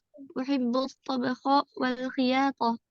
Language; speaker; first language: Arabic; non-native, learner; Indonesian